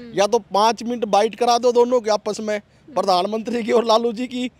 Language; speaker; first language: Hindi; native; Hindi